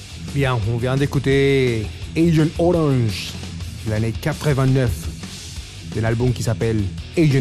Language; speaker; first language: French; non-native, fluent; Spanish